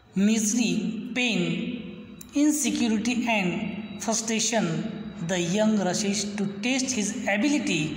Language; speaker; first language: English; non-native, local second language; Marathi